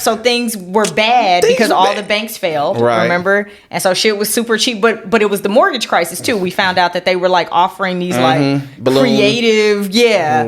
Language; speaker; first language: English; native; English